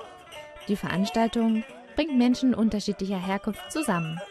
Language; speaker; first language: German; native; German